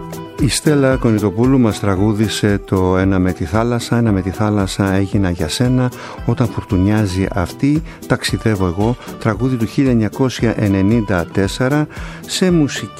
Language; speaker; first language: Greek; native; Greek